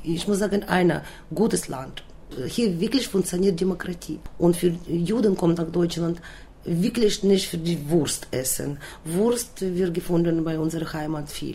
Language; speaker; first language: German; non-native, learner; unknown